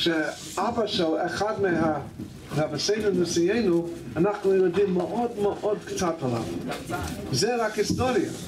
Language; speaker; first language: Hebrew; non-native, fluent; English